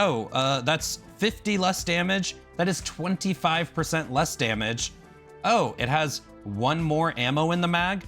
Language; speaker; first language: English; native; English